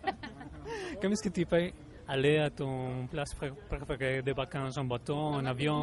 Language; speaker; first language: French; non-native, learner; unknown